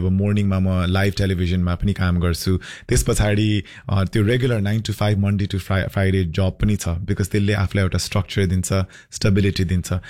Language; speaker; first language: Nepali; early bilingual, heritage; Nepali